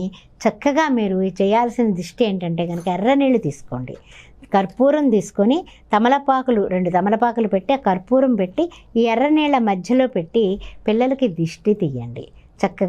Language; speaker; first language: Telugu; native; Telugu